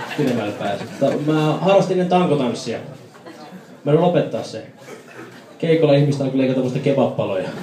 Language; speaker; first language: Finnish; early bilingual, other home language; Persian